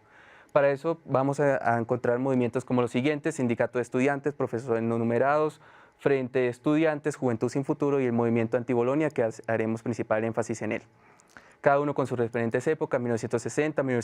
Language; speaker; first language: Spanish; native; Spanish